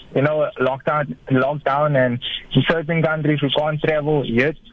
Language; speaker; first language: English; native; English